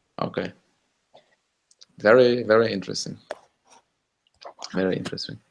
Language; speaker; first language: English; non-native, fluent; Russian